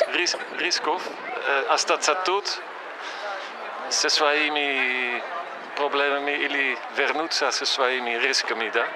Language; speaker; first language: Russian; non-native, fluent; Dutch